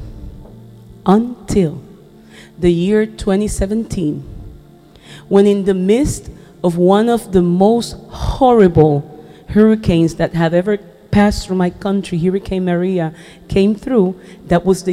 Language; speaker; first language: English; non-native, fluent; Spanish